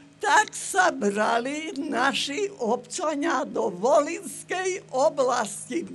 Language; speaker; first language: Slovak; non-native, local second language; Rusyn